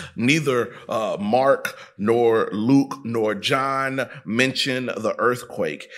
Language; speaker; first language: English; native; English